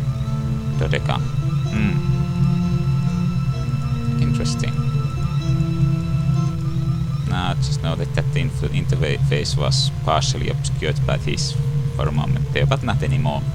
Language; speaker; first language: English; native; English